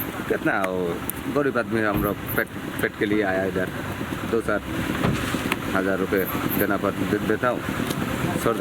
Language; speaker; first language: Hindi; non-native, learner; Bangla